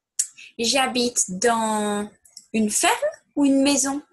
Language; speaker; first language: French; non-native, fluent; English